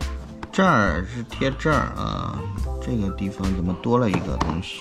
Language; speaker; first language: Chinese; native; Chinese